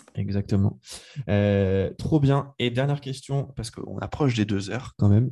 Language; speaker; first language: French; native; French